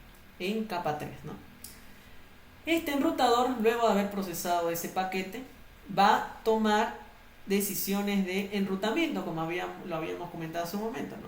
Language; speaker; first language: Spanish; native; Spanish